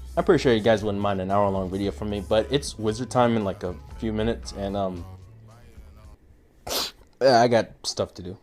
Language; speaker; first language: English; native; English